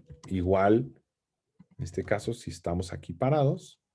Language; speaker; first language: Spanish; native; Spanish